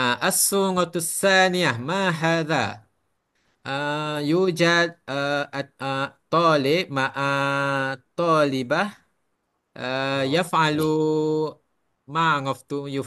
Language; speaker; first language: Arabic; non-native, learner; Malay